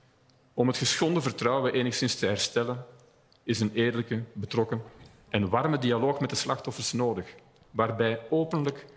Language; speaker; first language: Dutch; native; Dutch